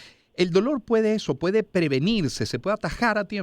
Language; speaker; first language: Spanish; native; Spanish